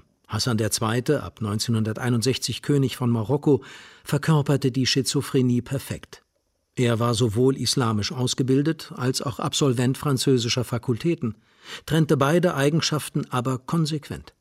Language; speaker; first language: German; native; German